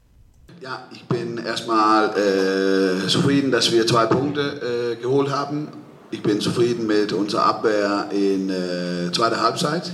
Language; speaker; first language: German; non-native, fluent; Danish